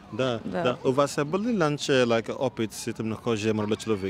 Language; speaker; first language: Russian; non-native, learner; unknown